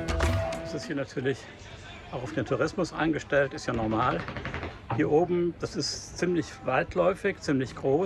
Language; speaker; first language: German; native; German